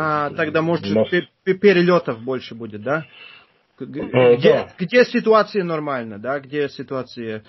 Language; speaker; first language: Russian; non-native, fluent; Latvian